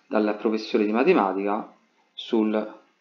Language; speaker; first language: Italian; native; Italian